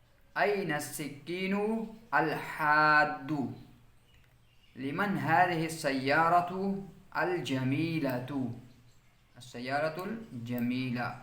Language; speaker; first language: Arabic; non-native, fluent; Urdu